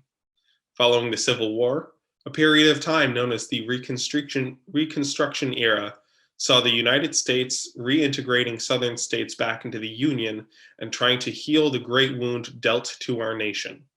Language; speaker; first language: English; native; English